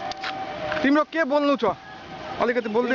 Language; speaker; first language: Nepali; non-native, local second language; Bangla